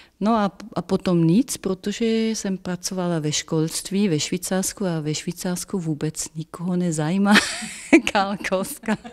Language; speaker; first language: Czech; non-native, fluent; German